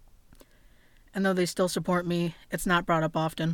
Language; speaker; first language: English; native; English